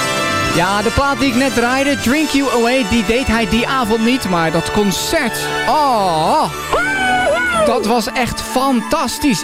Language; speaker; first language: Dutch; native; Dutch